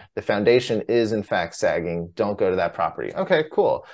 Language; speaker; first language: English; native; English